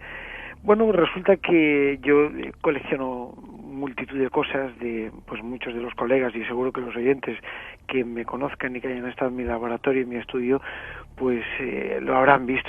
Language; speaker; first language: Spanish; native; Spanish